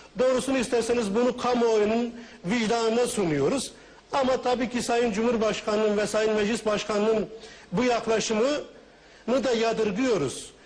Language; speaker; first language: Turkish; non-native, local second language; Kurdish